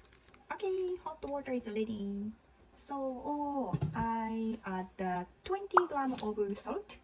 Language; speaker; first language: English; non-native, learner; Japanese